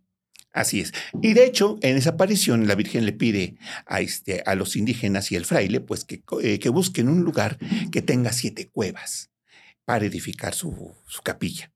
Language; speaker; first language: Spanish; native; Spanish